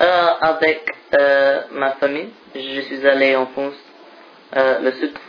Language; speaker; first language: French; non-native, learner; English